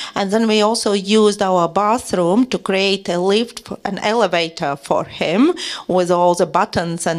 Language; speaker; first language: English; non-native, fluent; Latvian